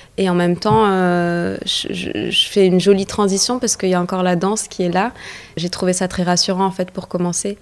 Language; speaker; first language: French; early bilingual, other home language; Arabic